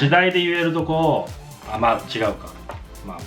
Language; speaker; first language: Japanese; native; Japanese